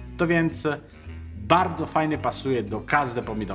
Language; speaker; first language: Polish; non-native, learner; Italian